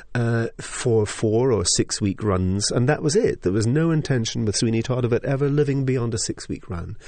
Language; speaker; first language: English; native; English